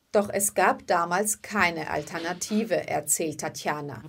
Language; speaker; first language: German; early bilingual, other home language; Greek